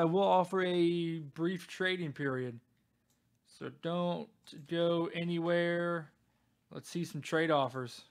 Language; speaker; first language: English; native; English